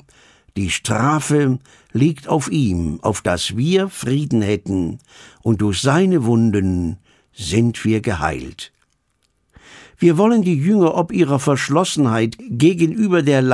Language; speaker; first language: German; native; German